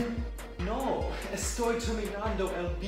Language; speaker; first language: Spanish; non-native, learner; English